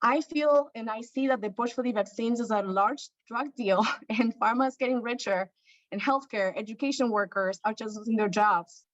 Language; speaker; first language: English; non-native, fluent; Spanish